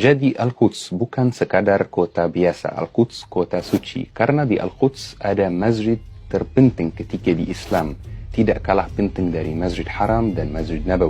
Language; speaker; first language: Indonesian; non-native, fluent; Arabic